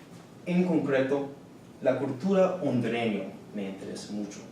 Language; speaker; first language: Spanish; non-native, learner; English